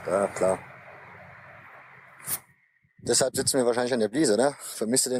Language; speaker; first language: German; native; German